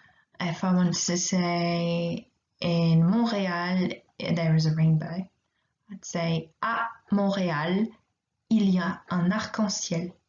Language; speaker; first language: French; non-native, fluent; English